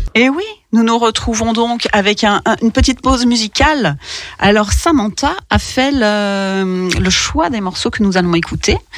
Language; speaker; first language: French; native; French